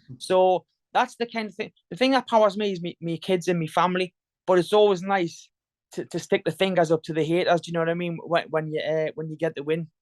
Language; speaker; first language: English; native; English